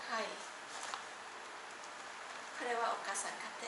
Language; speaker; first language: Japanese; non-native, learner; Vietnamese